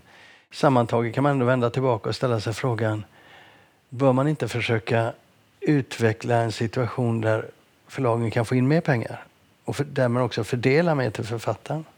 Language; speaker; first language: Swedish; native; Swedish